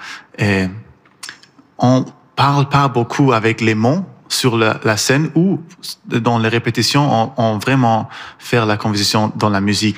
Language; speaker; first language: French; non-native, learner; Persian